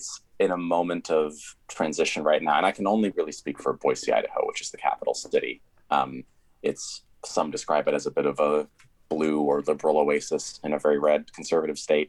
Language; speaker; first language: English; native; English